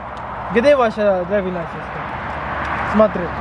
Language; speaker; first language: Russian; non-native, learner; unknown